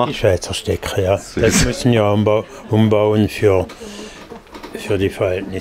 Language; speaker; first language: German; non-native, fluent; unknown